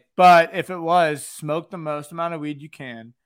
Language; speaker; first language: English; native; English